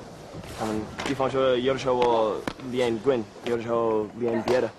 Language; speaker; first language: Chinese; non-native, learner; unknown